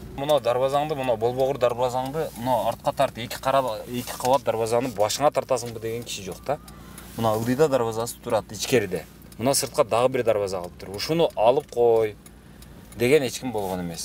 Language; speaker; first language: Kyrgyz; native; Kyrgyz